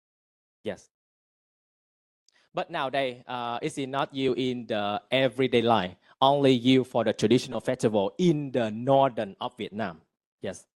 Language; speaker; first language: English; non-native, fluent; Vietnamese